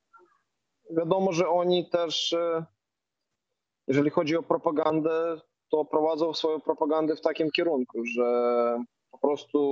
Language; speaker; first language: Polish; non-native, fluent; Ukrainian